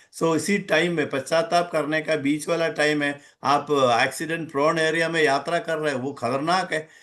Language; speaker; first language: Hindi; non-native, local second language; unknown